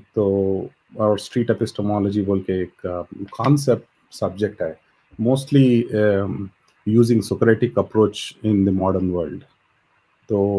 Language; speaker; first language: Hindi; non-native, local second language; Telugu